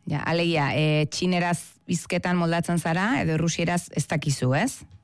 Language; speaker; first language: Basque; native; Basque